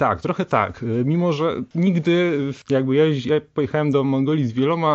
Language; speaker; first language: Polish; native; Polish